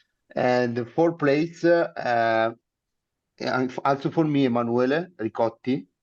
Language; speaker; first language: English; non-native, learner; Italian